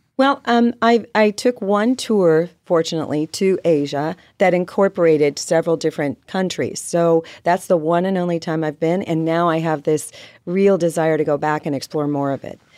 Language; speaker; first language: English; native; English